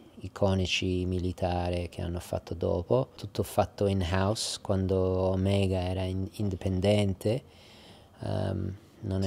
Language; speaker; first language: Italian; early bilingual, heritage; English